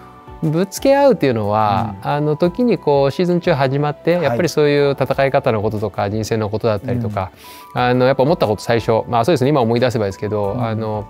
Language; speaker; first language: Japanese; native; Japanese